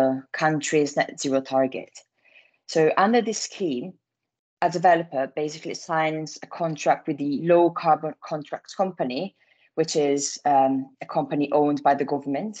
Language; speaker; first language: English; non-native, fluent; Italian